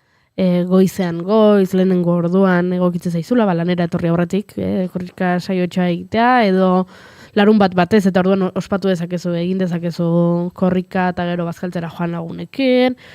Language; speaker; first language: Basque; native; Basque